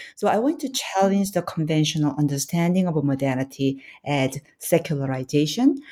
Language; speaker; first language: English; non-native, fluent; Korean